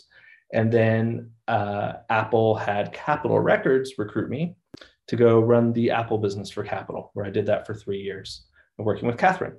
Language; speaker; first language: English; native; English